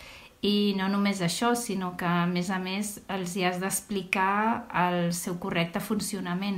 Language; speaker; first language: Catalan; native; Catalan